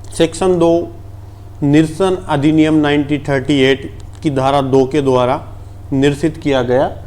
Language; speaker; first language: Hindi; native; Hindi